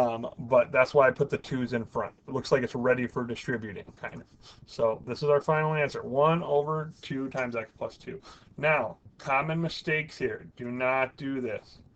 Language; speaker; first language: English; native; English